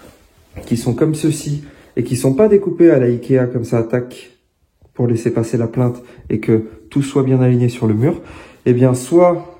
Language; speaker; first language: French; native; French